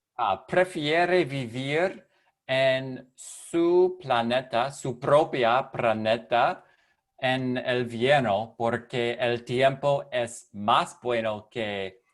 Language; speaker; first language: Spanish; non-native, learner; English